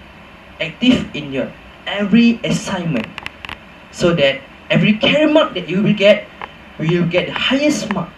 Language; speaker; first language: English; non-native, local second language; Malay